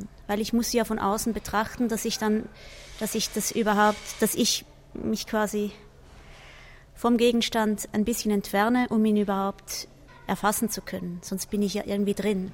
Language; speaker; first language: German; native; German